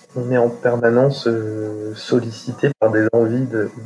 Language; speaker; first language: French; native; French